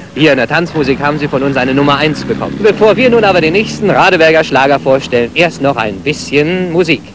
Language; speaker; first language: German; native; German